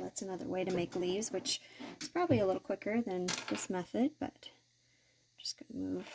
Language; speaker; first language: English; native; English